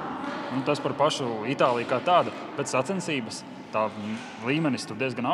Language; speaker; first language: Latvian; native; Latvian